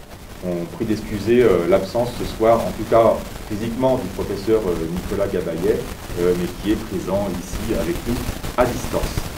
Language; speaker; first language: French; native; French